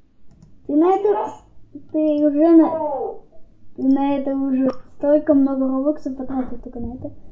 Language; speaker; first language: Russian; native; Russian